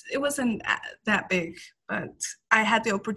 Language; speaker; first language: English; non-native, fluent; Spanish